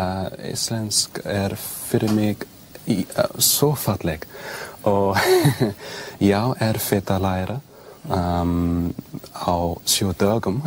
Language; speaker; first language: Icelandic; non-native, learner; English